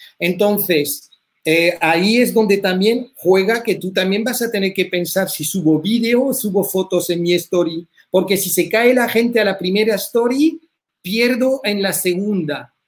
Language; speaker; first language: Spanish; early bilingual, heritage; French